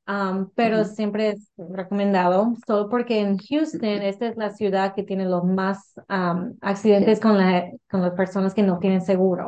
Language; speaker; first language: Spanish; early bilingual, heritage; English